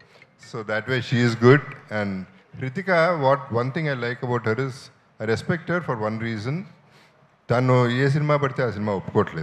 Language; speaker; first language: Telugu; native; Telugu